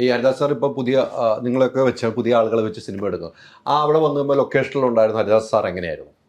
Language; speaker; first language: Malayalam; native; Malayalam